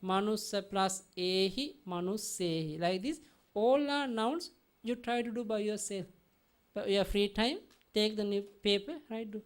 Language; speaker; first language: English; non-native, learner; Sinhala